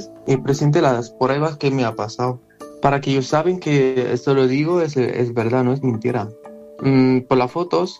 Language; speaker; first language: Spanish; non-native, learner; Arabic